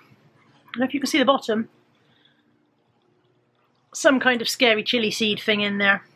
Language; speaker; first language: English; native; English